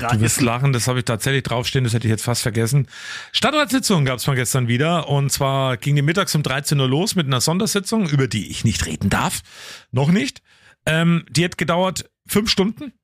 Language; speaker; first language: German; native; German